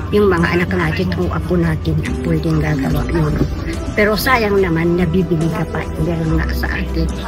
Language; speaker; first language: Filipino; non-native, local second language; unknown